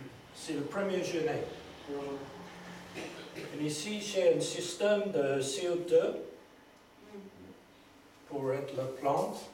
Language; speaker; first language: French; non-native, learner; English